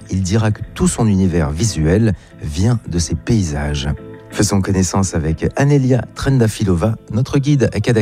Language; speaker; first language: French; native; French